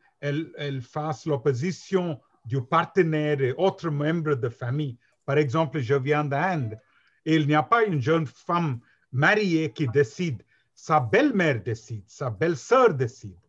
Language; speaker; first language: French; non-native, learner; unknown